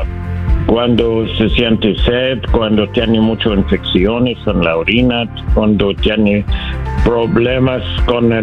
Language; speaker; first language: Spanish; non-native, learner; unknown